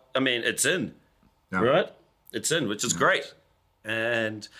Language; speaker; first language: English; native; English